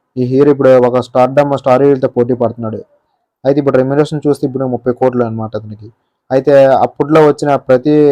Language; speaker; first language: Telugu; native; Telugu